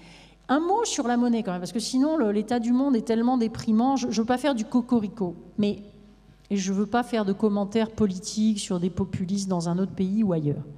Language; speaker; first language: French; native; French